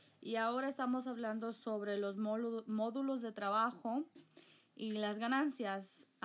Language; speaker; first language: Spanish; early bilingual, heritage; Spanish